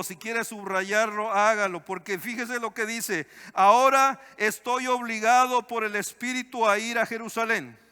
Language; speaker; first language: Spanish; native; Spanish